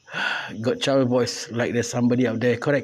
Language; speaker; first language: English; non-native, local second language; Malay